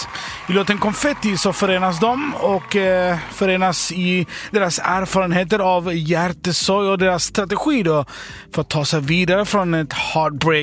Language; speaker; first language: Swedish; native; Swedish